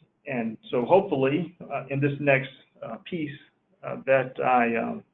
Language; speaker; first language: English; native; English